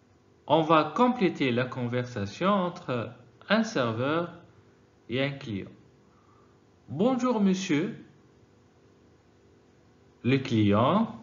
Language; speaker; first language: French; non-native, fluent; Arabic